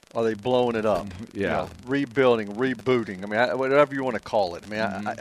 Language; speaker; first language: English; native; English